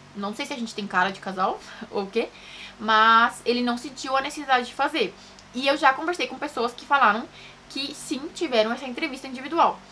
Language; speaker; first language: Portuguese; native; Portuguese